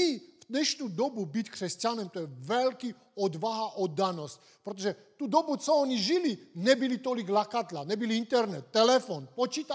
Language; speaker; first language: Czech; non-native, fluent; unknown